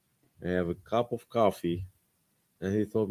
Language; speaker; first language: English; non-native, learner; Arabic